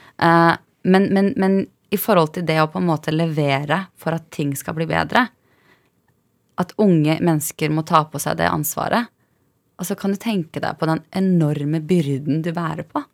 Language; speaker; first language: Norwegian; early bilingual, other home language; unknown